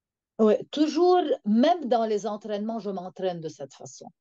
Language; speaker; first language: French; non-native, local second language; Arabic